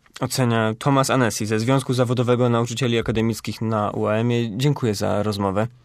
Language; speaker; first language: Polish; native; Polish